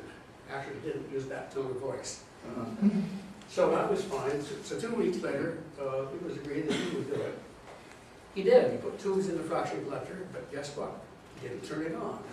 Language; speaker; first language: English; native; English